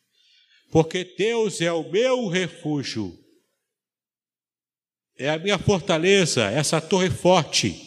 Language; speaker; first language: Portuguese; native; Portuguese